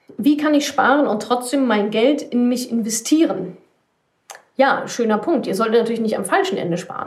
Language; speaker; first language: German; native; German